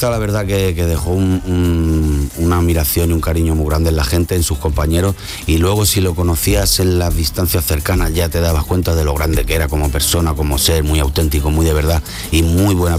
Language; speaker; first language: Spanish; native; Spanish